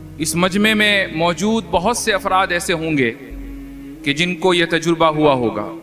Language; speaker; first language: Urdu; native; Urdu